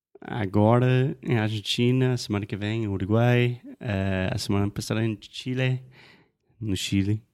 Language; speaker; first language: Portuguese; non-native, fluent; English